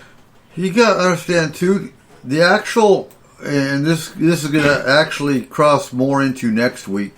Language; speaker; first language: English; native; English